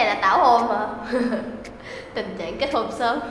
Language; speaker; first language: Vietnamese; native; Vietnamese